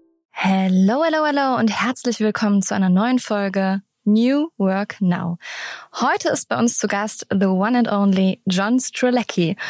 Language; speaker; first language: German; native; German